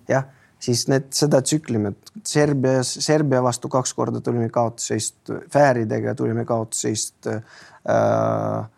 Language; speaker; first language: Estonian; non-native, local second language; Russian